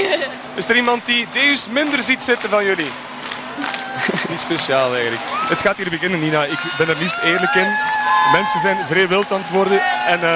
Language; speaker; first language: Dutch; native; Dutch